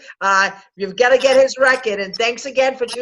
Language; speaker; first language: English; native; English